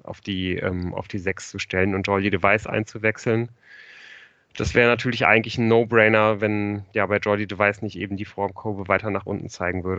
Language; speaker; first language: German; native; German